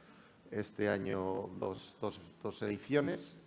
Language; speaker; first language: Spanish; native; Spanish